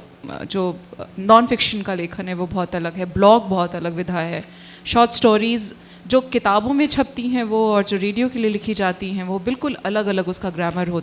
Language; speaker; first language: Hindi; native; Hindi